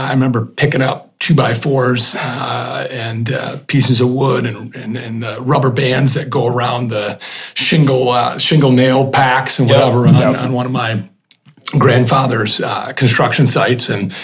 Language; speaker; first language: English; native; English